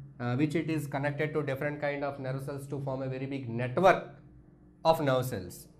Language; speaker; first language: English; non-native, local second language; Telugu